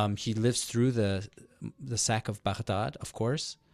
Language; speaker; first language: English; native; English